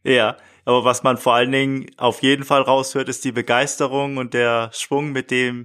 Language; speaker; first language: German; native; German